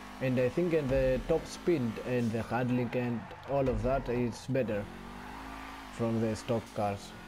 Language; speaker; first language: English; non-native, learner; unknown